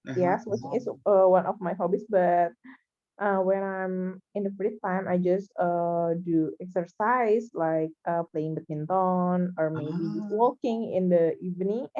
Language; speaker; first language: English; non-native, learner; Indonesian